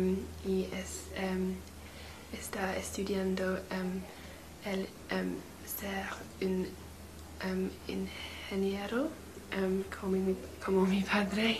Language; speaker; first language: Spanish; non-native, learner; English